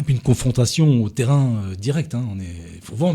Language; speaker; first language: French; native; French